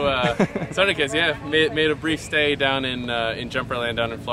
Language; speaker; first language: English; native; English